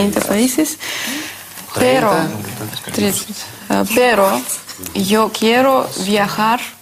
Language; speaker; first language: Spanish; non-native, learner; Russian